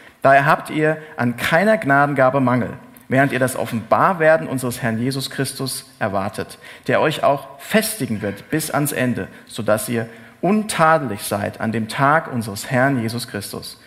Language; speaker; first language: German; native; German